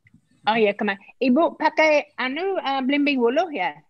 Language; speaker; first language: Indonesian; non-native, fluent; English